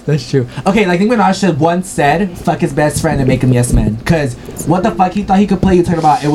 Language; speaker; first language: English; early bilingual, other home language; Spanish